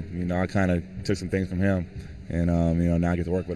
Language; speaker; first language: English; native; English